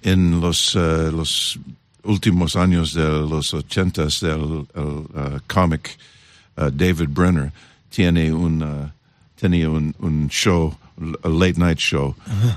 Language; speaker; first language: Spanish; non-native, learner; English